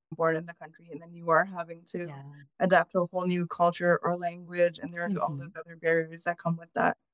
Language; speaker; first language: English; native; English